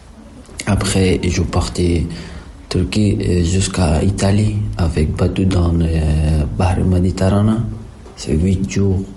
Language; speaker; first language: French; non-native, learner; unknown